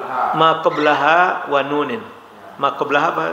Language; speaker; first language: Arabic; non-native, learner; Indonesian